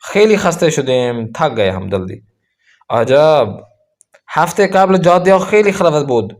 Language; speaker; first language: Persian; non-native, fluent; Urdu